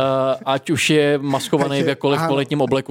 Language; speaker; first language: Czech; native; Czech